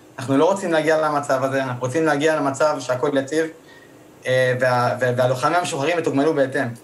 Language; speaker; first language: Hebrew; native; Hebrew